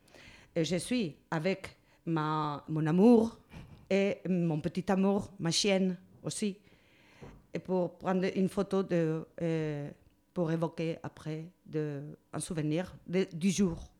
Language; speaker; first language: French; non-native, fluent; Spanish